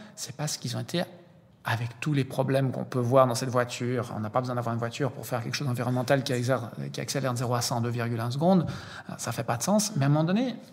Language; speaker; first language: French; native; French